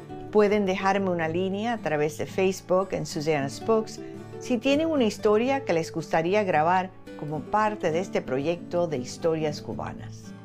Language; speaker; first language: Spanish; early bilingual, heritage; Spanish